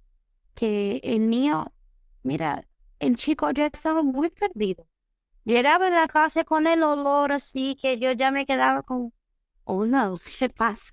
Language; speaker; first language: Spanish; non-native, fluent; Portuguese